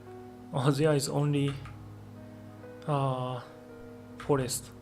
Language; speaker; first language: English; non-native, learner; Japanese